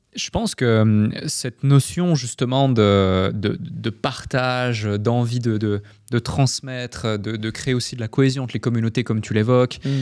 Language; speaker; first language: French; native; French